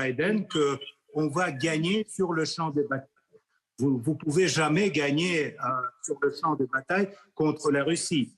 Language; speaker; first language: French; non-native, fluent; Russian